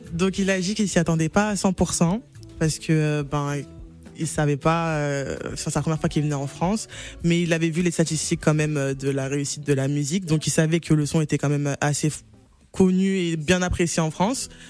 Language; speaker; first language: French; native; French